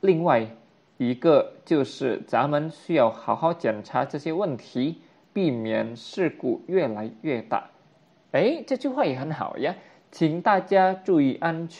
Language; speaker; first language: Chinese; non-native, fluent; Indonesian